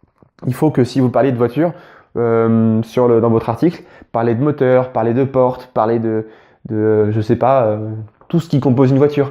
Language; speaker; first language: French; native; French